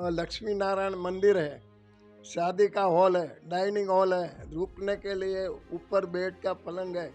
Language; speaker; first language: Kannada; non-native, local second language; Gujarati